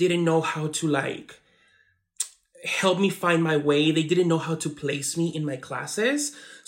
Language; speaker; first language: English; non-native, fluent; Spanish